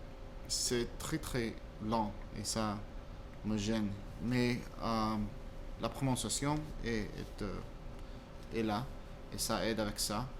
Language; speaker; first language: French; non-native, fluent; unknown